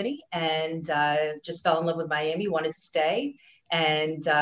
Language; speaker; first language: English; native; English